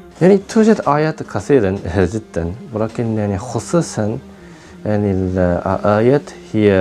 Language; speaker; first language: Arabic; non-native, learner; Japanese